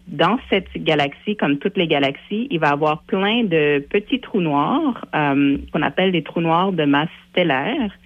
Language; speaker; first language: French; native; French